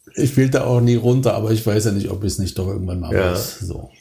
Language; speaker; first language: German; native; German